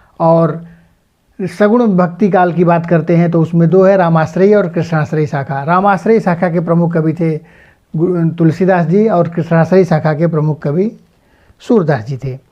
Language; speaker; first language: Hindi; native; Hindi